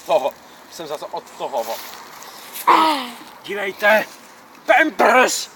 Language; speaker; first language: Czech; native; Czech